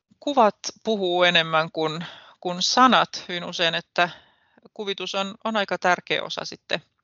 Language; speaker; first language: Finnish; native; Finnish